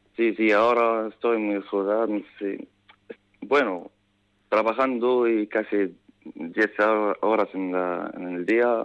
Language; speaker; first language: Spanish; non-native, learner; Arabic